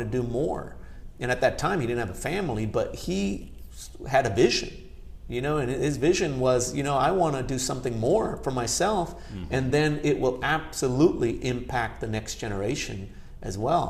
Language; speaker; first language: English; early bilingual, other home language; Gujarati